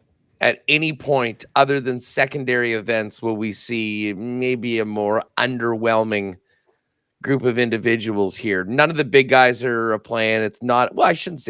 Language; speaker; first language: English; native; English